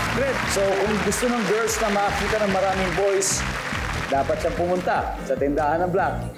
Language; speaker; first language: Filipino; native; Filipino